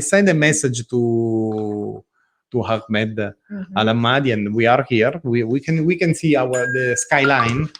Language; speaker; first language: English; non-native, learner; Italian